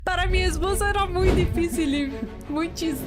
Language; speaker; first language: Spanish; non-native, fluent; Persian